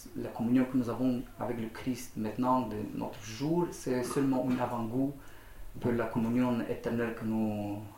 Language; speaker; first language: French; non-native, learner; Romanian